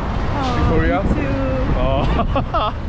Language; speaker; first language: English; non-native, learner; Spanish